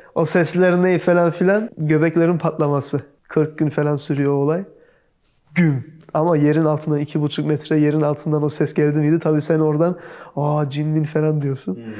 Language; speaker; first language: Turkish; early bilingual, heritage; Turkish